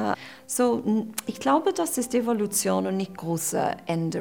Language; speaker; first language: German; non-native, fluent; English